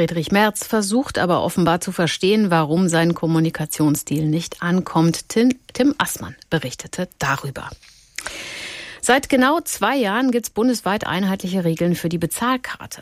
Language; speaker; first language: German; native; German